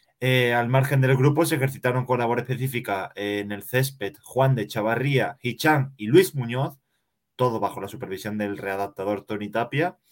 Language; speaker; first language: Spanish; native; Spanish